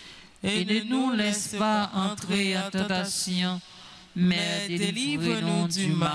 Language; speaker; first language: French; non-native, local second language; Haitian Creole